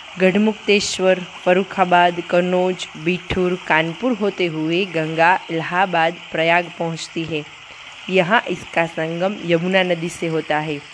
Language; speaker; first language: Hindi; non-native, local second language; Gujarati